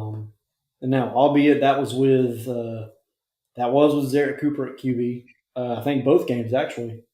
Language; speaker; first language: English; native; English